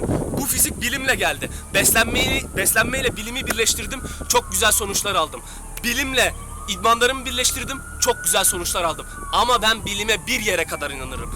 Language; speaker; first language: Turkish; native; Turkish